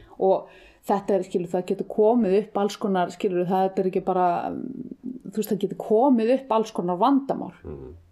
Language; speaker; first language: Icelandic; native; Icelandic